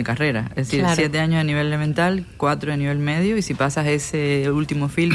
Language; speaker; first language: Spanish; native; Spanish